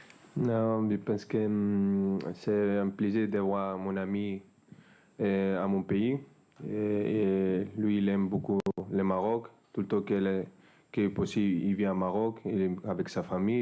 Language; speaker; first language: French; non-native, fluent; Spanish